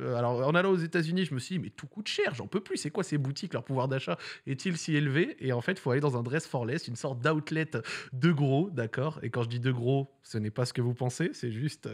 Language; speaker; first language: French; native; French